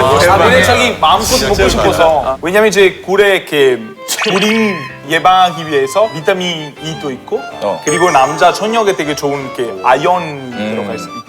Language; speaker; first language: Korean; non-native, fluent; Italian